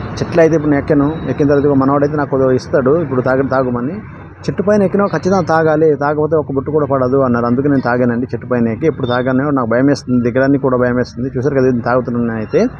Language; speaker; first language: Telugu; non-native, local second language; Odia